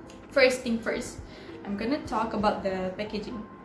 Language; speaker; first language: English; non-native, local second language; Malay